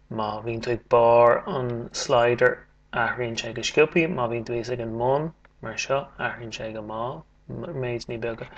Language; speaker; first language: Irish; native; Irish